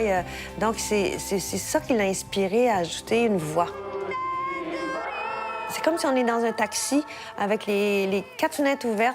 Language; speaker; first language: French; native; French